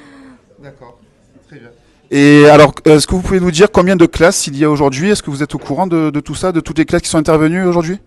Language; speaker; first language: French; native; French